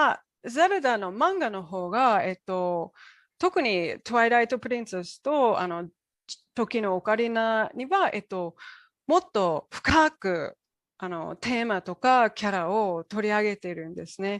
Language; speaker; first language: Japanese; non-native, fluent; English